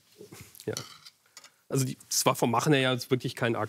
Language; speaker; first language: German; native; German